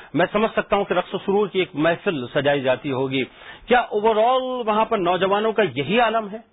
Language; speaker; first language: Urdu; native; Urdu